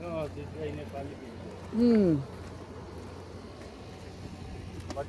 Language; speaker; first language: English; non-native, learner; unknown